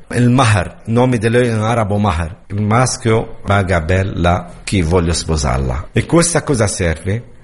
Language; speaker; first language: Italian; non-native, learner; Arabic